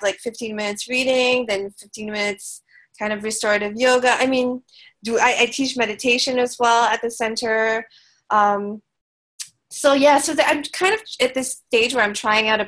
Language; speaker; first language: English; non-native, local second language; Filipino